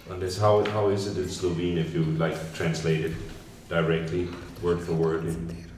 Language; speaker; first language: English; non-native, fluent; Danish